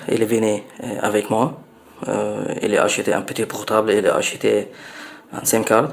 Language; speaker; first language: French; non-native, learner; Arabic